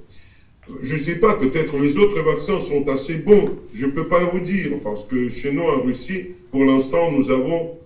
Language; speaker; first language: French; non-native, fluent; Russian